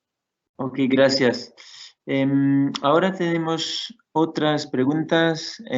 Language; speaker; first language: Spanish; non-native, fluent; Portuguese